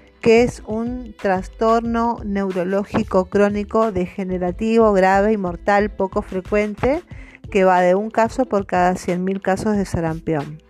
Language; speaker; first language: Spanish; native; Spanish